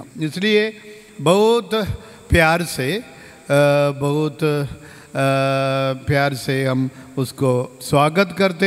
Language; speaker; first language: Hindi; non-native, local second language; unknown